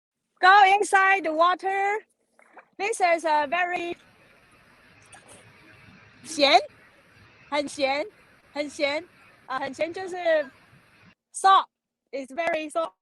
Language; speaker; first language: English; non-native, learner; Chinese